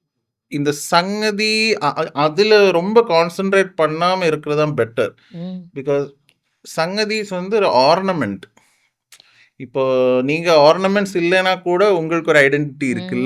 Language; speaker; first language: Tamil; non-native, fluent; Malayalam